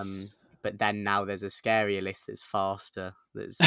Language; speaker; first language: English; native; English